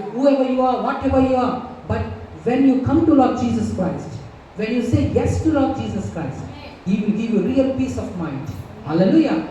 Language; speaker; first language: English; non-native, local second language; Telugu